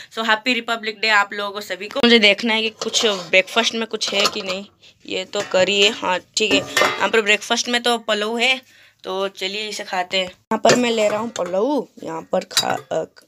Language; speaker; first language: Hindi; non-native, local second language; Odia